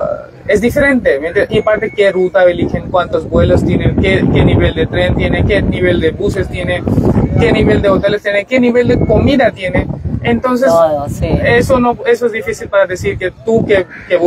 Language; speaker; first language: Spanish; non-native, learner; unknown